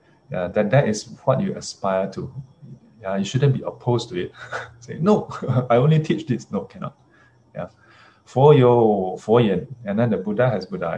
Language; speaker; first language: English; non-native, local second language; Chinese